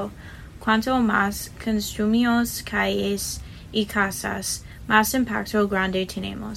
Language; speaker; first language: Spanish; non-native, learner; English